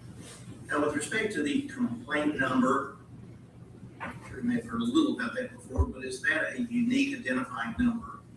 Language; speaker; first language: English; native; English